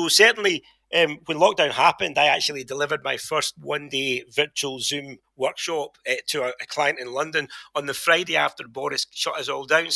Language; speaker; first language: English; native; English